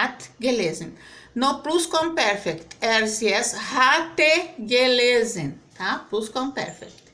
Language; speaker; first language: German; non-native, fluent; Portuguese